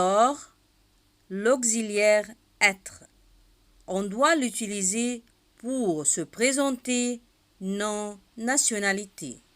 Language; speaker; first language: French; non-native, fluent; Arabic